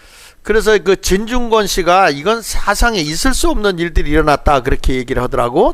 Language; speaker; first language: Korean; native; Korean